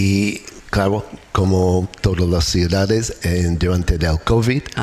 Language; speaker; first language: Spanish; non-native, learner; English